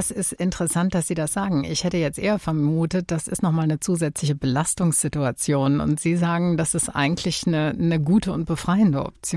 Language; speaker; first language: German; native; German